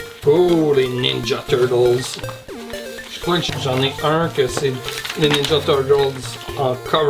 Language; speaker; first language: French; native; French